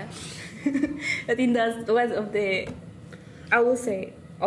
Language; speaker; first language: English; non-native, learner; Spanish